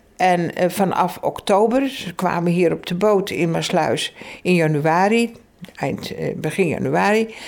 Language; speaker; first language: Dutch; native; Dutch